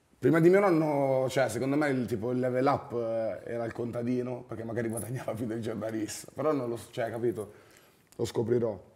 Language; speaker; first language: Italian; native; Italian